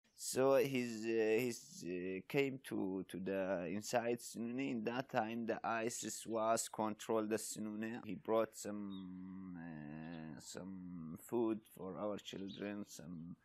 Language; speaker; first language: English; non-native, learner; Arabic